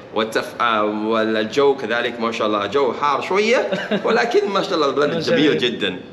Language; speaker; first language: Arabic; non-native, learner; English